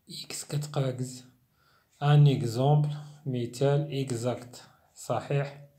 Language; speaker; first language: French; non-native, local second language; Arabic